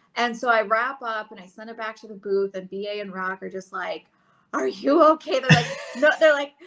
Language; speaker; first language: English; native; English